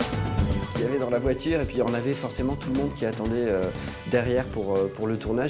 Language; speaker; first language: French; native; French